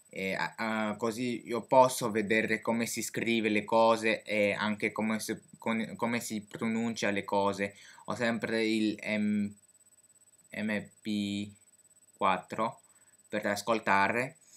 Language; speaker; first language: Italian; non-native, fluent; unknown